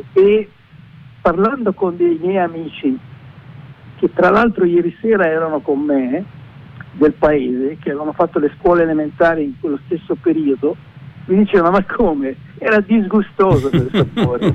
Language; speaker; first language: Italian; native; Italian